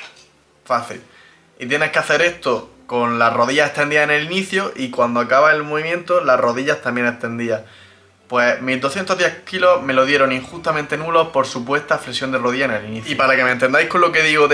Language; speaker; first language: Spanish; native; Spanish